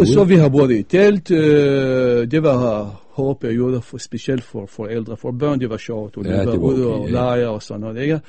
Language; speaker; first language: Danish; non-native, fluent; Arabic